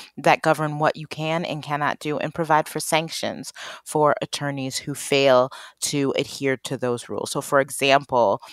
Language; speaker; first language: English; native; English